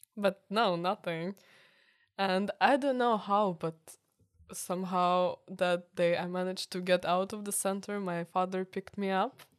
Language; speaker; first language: English; non-native, fluent; Ukrainian